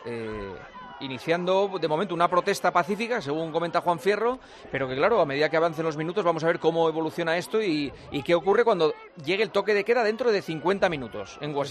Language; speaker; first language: Spanish; native; Spanish